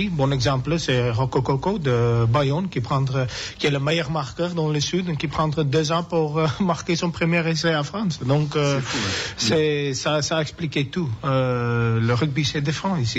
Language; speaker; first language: French; non-native, learner; English